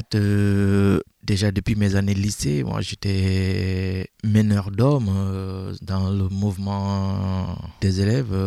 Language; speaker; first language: French; non-native, local second language; Fula